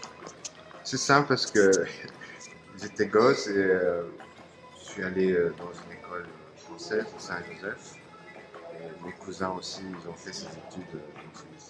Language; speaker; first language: French; non-native, fluent; Turkish